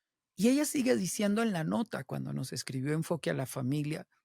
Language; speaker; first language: Spanish; native; Spanish